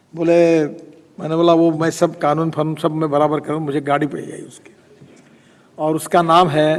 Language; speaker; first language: Hindi; non-native, local second language; Marathi